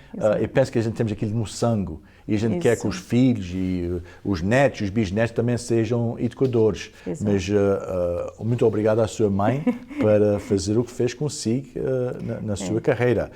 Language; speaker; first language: Portuguese; early bilingual, heritage; Portuguese